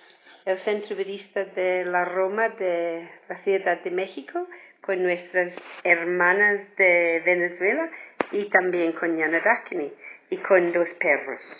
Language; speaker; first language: Spanish; non-native, fluent; English